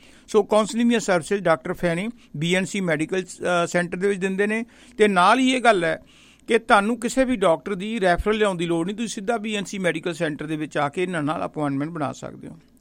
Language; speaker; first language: Punjabi; native; Punjabi